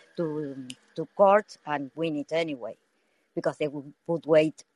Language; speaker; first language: English; non-native, learner; Spanish